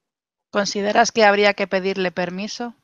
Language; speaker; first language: Spanish; native; Spanish